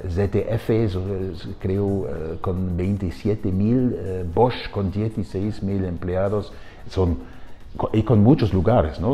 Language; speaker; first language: Spanish; non-native, fluent; German